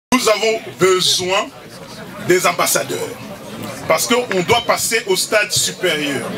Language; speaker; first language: French; non-native, local second language; Lingala